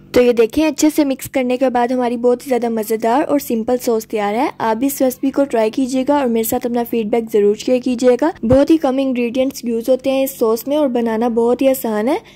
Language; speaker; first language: Urdu; native; Urdu